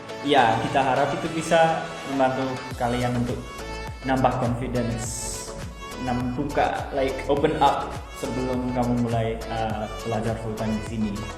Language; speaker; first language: Indonesian; non-native, fluent; English